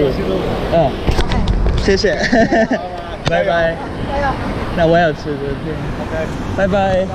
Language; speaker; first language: Chinese; non-native, learner; Japanese